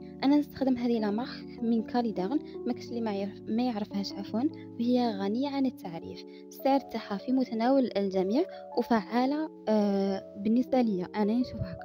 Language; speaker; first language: Arabic; native; Arabic